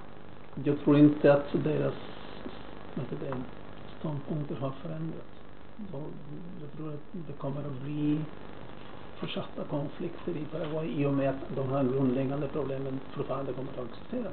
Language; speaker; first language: Swedish; non-native, fluent; Spanish